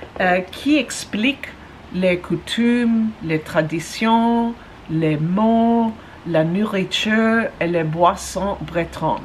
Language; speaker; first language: French; non-native, learner; English